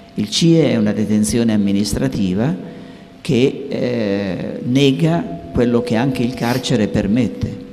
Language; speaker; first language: Italian; native; Italian